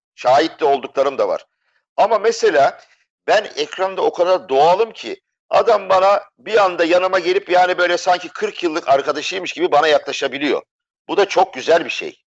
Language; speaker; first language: Turkish; native; Turkish